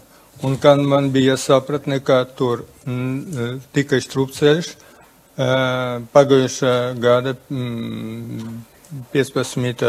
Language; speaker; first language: Latvian; non-native, local second language; Russian